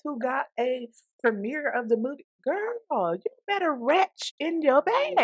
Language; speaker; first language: English; native; English